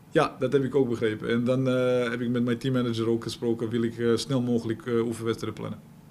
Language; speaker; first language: Dutch; non-native, fluent; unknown